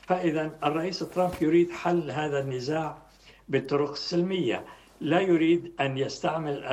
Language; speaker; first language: Arabic; native; Arabic